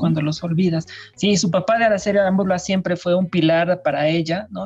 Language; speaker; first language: Spanish; native; Spanish